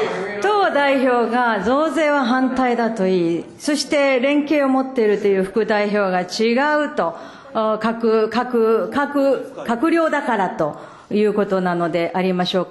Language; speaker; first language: Japanese; native; Japanese